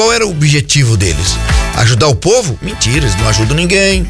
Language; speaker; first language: Portuguese; native; Portuguese